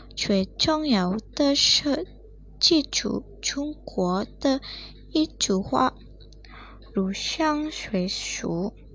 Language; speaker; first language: Chinese; non-native, learner; Indonesian